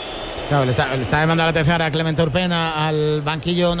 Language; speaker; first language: Spanish; native; Spanish